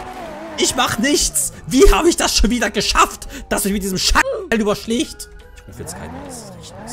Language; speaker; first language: German; native; German